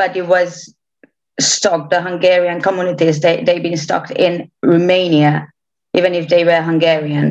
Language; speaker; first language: English; non-native, fluent; Romanian